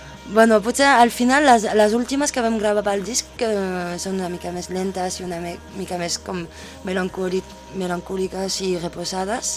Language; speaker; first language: Catalan; non-native, fluent; French